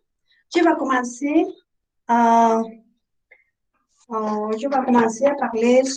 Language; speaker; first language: French; non-native, learner; Spanish